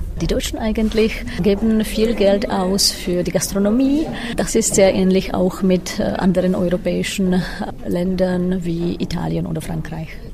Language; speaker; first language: German; non-native, fluent; Czech